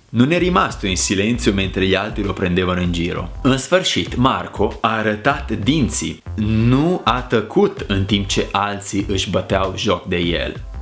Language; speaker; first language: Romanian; non-native, fluent; Italian